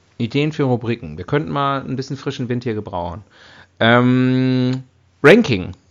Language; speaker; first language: German; native; German